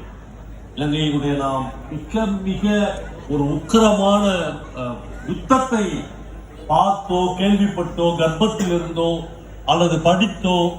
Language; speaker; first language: Tamil; native; Tamil